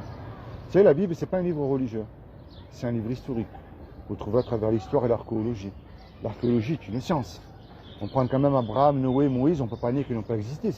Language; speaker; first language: French; native; French